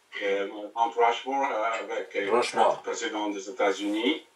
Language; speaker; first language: French; non-native, learner; English